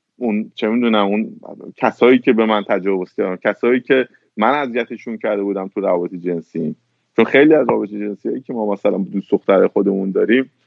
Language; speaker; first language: Persian; native; Persian